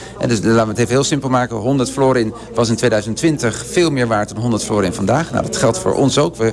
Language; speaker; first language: Dutch; non-native, local second language; Papiamento